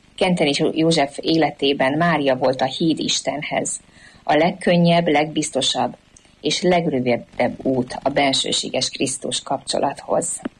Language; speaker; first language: Hungarian; native; Hungarian